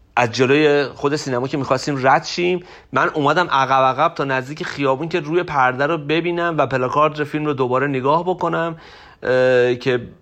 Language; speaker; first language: Persian; native; Persian